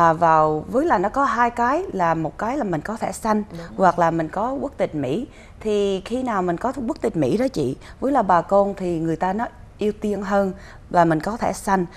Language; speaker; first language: Vietnamese; early bilingual, heritage; Vietnamese